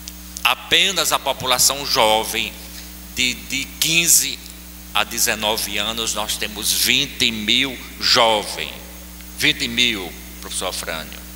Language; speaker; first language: Portuguese; native; Portuguese